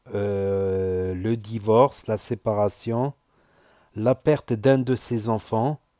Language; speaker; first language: French; native; French